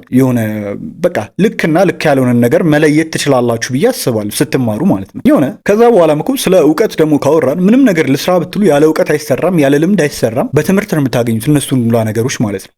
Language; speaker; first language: Amharic; native; Amharic